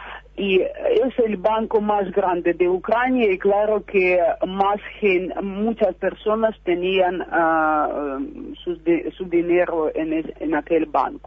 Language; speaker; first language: Spanish; non-native, fluent; Russian